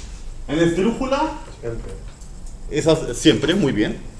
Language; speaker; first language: Spanish; non-native, fluent; Dutch